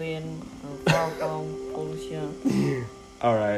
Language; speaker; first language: English; non-native, learner; Indonesian